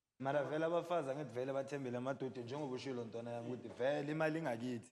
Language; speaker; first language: Zulu; native; Zulu